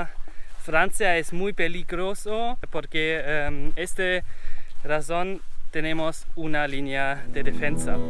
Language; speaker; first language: Spanish; non-native, learner; German